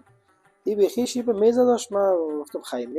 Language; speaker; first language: Persian; native; Persian